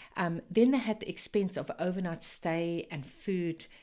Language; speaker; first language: English; non-native, local second language; Afrikaans